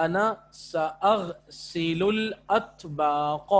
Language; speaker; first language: Arabic; non-native, fluent; Urdu